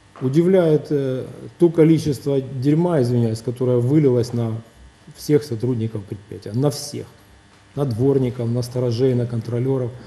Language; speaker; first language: Russian; native; Russian